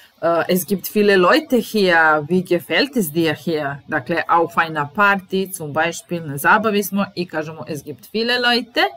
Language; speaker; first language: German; non-native, fluent; Serbian